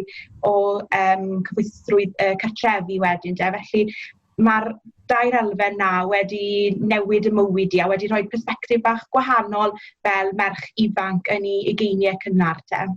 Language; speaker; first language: Welsh; native; Welsh